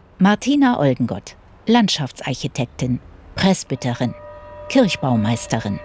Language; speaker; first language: German; native; German